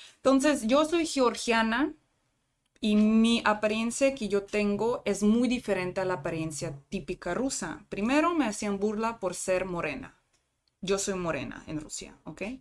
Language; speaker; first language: Spanish; non-native, fluent; Russian